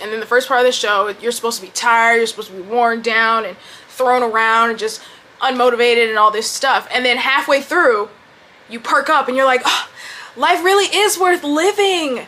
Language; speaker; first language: English; native; English